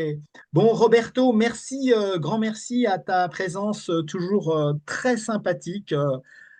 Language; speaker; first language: French; native; French